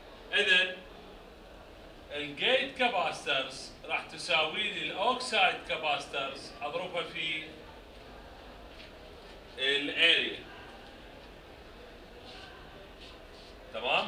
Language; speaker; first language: Arabic; native; Arabic